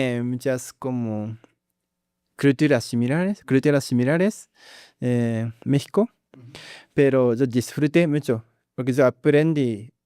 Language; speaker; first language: Spanish; non-native, learner; Japanese